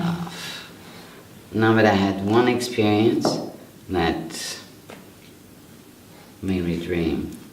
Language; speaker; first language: English; non-native, fluent; French